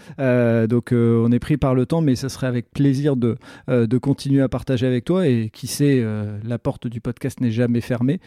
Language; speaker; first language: French; native; French